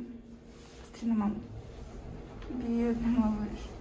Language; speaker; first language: Russian; native; Russian